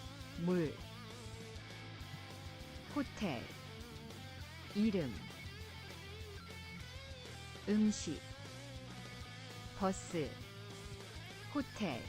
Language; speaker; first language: Korean; non-native, learner; English